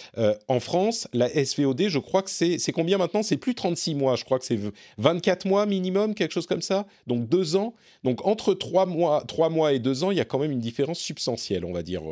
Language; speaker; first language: French; native; French